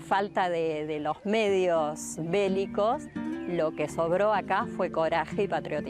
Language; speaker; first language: Spanish; native; Spanish